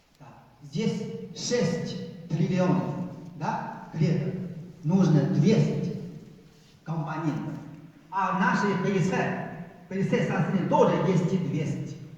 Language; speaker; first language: Russian; non-native, fluent; Chinese